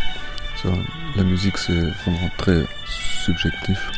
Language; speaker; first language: French; non-native, fluent; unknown